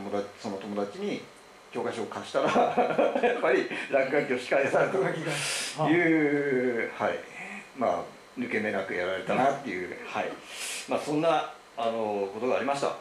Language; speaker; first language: Japanese; native; Japanese